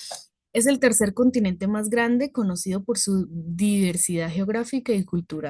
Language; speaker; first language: Spanish; native; Spanish